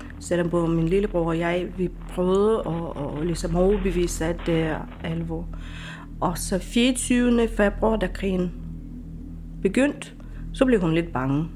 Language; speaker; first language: Danish; non-native, fluent; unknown